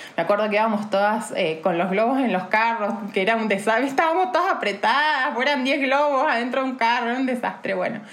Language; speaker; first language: Spanish; native; Spanish